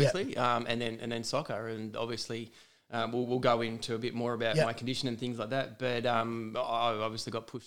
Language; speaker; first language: English; native; English